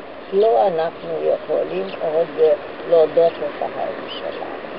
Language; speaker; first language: Hebrew; non-native, fluent; Hungarian